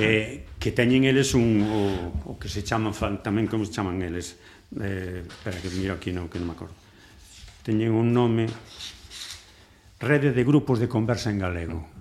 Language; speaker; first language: Galician; native; Galician